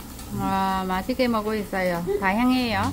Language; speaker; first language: Korean; non-native, learner; Vietnamese